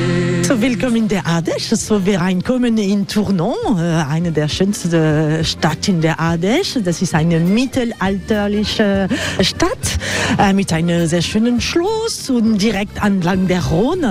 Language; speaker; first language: German; non-native, fluent; French